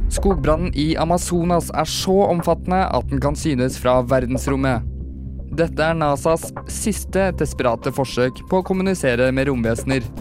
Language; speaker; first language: Norwegian; native; Norwegian